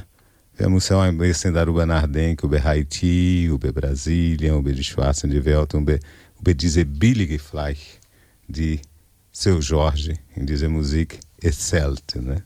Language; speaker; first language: German; non-native, fluent; Portuguese